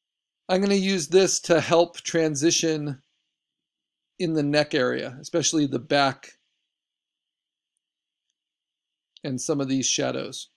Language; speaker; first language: English; native; English